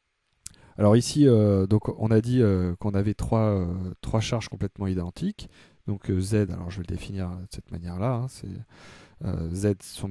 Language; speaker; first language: French; native; French